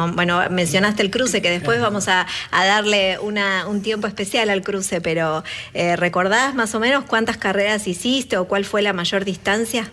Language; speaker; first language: Spanish; native; Spanish